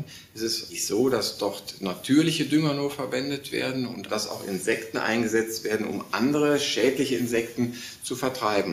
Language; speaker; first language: German; native; German